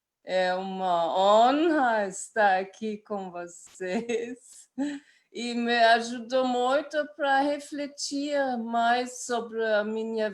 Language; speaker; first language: Portuguese; non-native, fluent; German